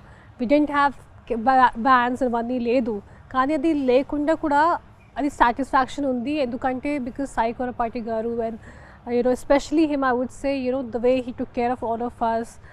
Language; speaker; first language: Telugu; non-native, fluent; Hindi